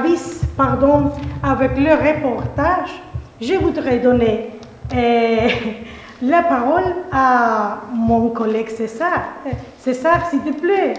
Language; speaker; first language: French; non-native, fluent; Spanish